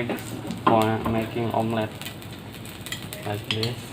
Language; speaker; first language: English; non-native, learner; Indonesian